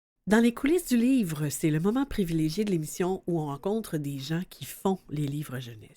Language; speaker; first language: French; native; French